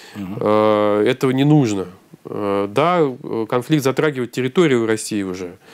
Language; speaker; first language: Russian; native; Russian